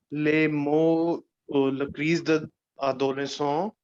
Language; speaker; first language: French; non-native, learner; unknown